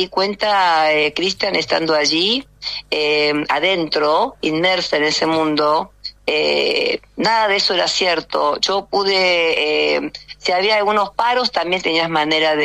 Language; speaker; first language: Spanish; early bilingual, other home language; Korean